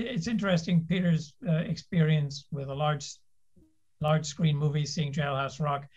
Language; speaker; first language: English; native; English